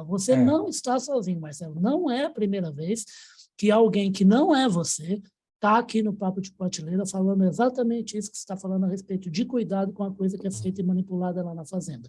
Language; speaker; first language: Portuguese; native; Portuguese